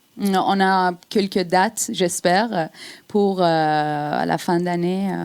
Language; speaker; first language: French; non-native, fluent; Persian